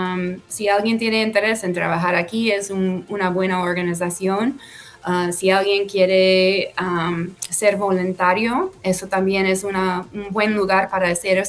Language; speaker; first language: Spanish; non-native, fluent; English